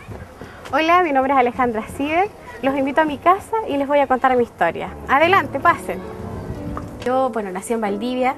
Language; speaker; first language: Spanish; native; Spanish